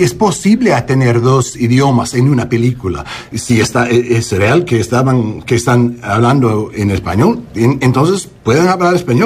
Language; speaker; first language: Spanish; early bilingual, heritage; Spanish